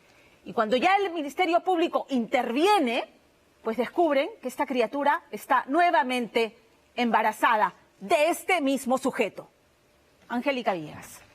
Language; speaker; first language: Spanish; native; Spanish